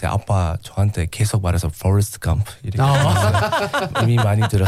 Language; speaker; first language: Korean; non-native, learner; English